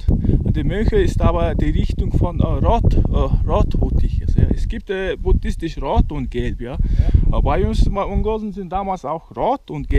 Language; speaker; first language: German; non-native, learner; Mongolian